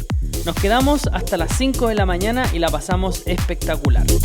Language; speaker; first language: Spanish; native; Spanish